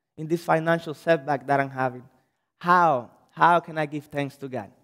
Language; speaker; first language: English; non-native, fluent; Spanish